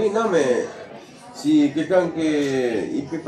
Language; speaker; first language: French; non-native, fluent; Spanish